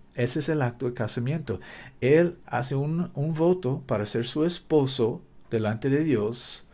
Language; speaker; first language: Spanish; non-native, learner; English